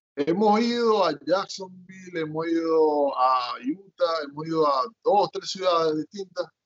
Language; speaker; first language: Spanish; native; Spanish